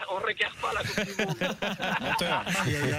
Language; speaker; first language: French; non-native, fluent; Italian